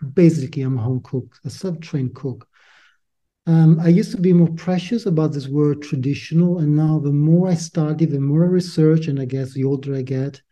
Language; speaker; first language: English; non-native, fluent; Italian